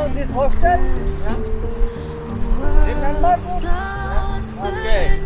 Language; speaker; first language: English; non-native, learner; Hindi